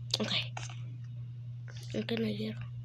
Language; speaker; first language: Spanish; early bilingual, heritage; Spanish